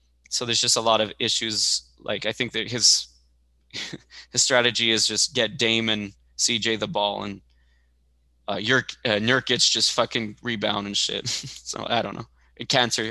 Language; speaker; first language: English; early bilingual, other home language; Spanish